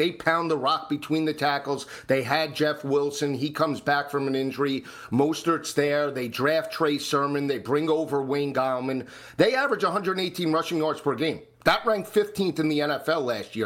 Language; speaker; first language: English; native; English